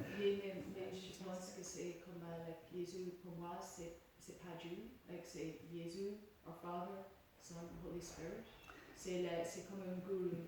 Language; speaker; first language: French; non-native, learner; English